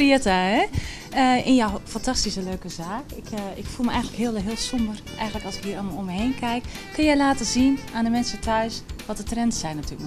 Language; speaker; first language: Dutch; native; Dutch